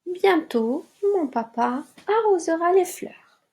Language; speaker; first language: French; non-native, local second language; Arabic